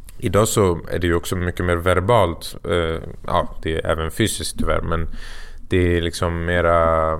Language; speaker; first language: Swedish; early bilingual, other home language; Persian